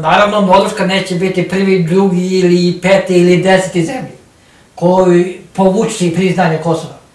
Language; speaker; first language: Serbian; non-native, learner; Norwegian